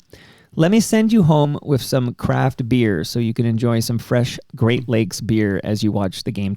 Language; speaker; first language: English; native; English